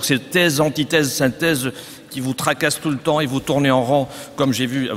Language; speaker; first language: French; non-native, fluent; Catalan